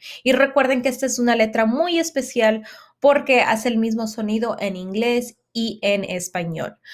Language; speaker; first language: Spanish; early bilingual, heritage; Spanish